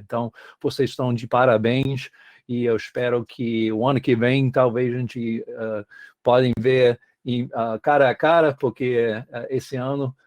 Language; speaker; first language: Portuguese; non-native, fluent; English